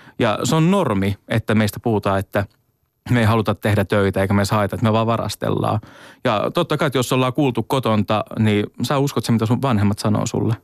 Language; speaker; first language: Finnish; native; Finnish